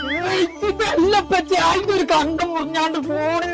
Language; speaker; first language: Malayalam; native; Malayalam